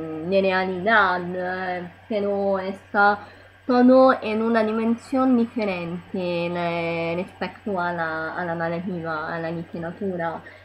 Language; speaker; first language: Spanish; non-native, learner; Italian